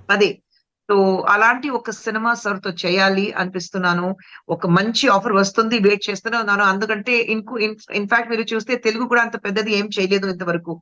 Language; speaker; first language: Telugu; non-native, fluent; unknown